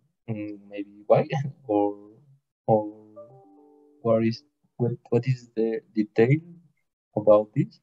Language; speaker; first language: English; non-native, learner; Spanish